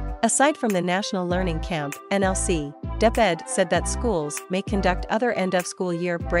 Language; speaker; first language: English; non-native, local second language; Filipino